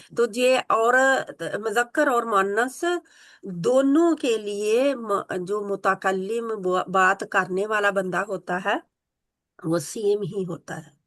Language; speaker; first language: Urdu; native; Urdu